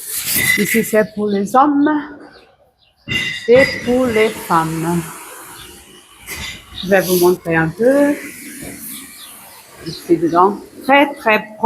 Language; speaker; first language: French; non-native, fluent; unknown